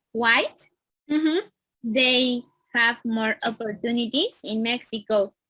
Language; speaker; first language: English; non-native, learner; Spanish